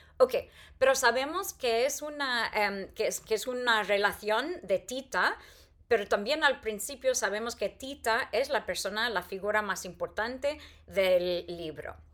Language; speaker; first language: Spanish; non-native, fluent; English